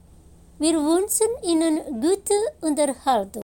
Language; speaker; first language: German; non-native, fluent; Indonesian